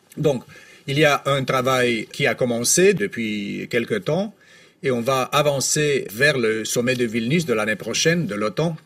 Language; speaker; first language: French; non-native, fluent; Romanian